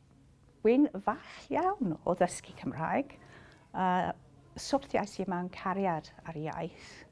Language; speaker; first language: Welsh; non-native, local second language; English